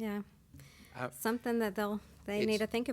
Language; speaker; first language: English; native; English